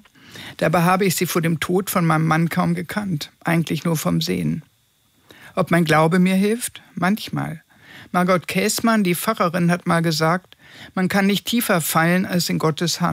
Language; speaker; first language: German; native; German